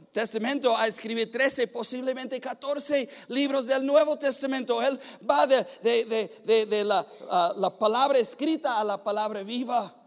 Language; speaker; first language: Spanish; non-native, fluent; English